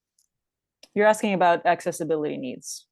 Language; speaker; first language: English; native; English